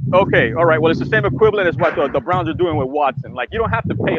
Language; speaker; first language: English; native; English